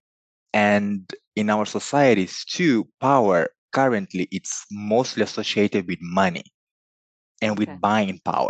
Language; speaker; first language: English; non-native, fluent; Portuguese